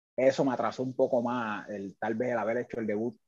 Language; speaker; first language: Spanish; native; Spanish